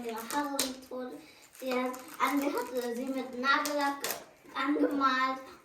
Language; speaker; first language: German; early bilingual, other home language; Marathi